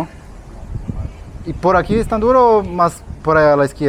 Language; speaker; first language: Spanish; non-native, learner; Slovak